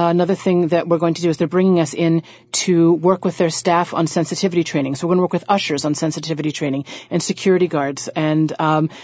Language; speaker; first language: English; native; English